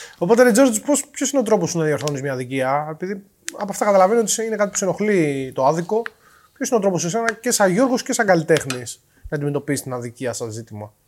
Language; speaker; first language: Greek; native; Greek